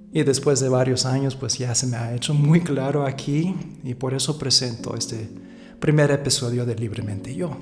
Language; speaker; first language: Spanish; early bilingual, heritage; Spanish